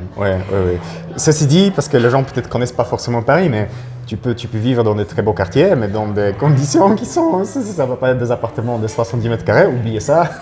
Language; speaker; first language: French; non-native, fluent; Polish